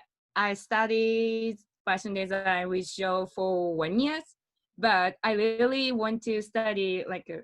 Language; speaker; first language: English; non-native, learner; Japanese